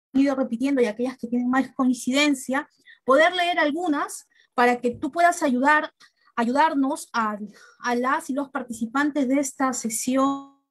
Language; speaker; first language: Spanish; native; Spanish